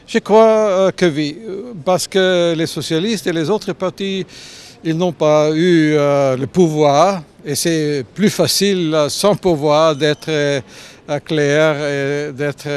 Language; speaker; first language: French; non-native, fluent; German